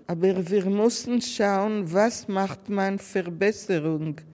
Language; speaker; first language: German; non-native, learner; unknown